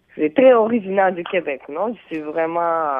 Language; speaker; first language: French; non-native, fluent; Japanese